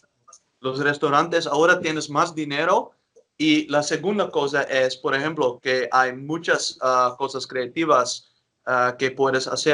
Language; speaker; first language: Spanish; non-native, learner; Dutch